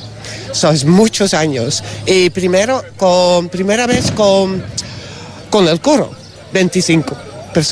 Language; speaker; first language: Spanish; non-native, learner; Dutch